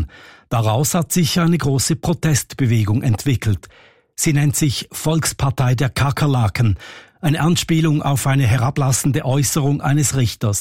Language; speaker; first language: German; native; German